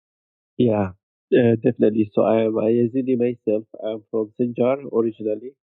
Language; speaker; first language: English; non-native, fluent; Kurdish